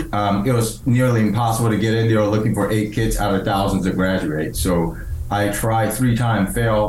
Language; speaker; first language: English; early bilingual, other home language; Chinese